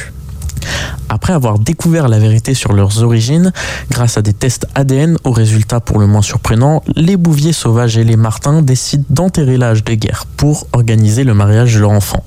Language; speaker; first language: French; native; French